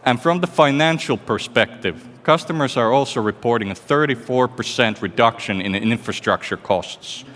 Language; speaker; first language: English; non-native, fluent; Finnish